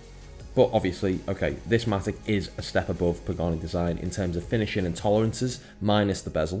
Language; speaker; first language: English; native; English